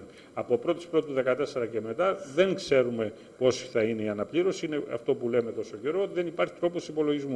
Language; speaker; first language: Greek; native; Greek